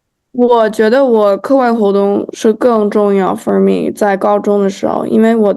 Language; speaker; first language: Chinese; early bilingual, heritage; Chinese